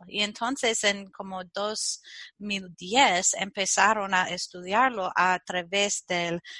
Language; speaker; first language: Spanish; non-native, fluent; English